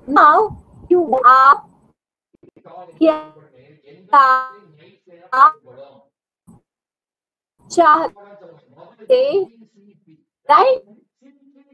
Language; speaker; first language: English; non-native, learner; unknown